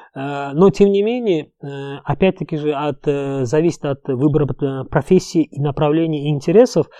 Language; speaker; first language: Russian; non-native, local second language; Uzbek